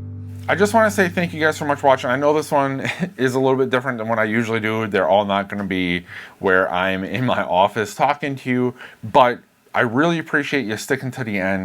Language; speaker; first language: English; native; English